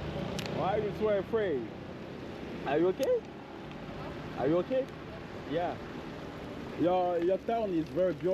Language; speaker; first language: English; non-native, learner; French